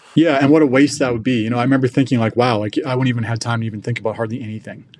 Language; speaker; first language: English; native; English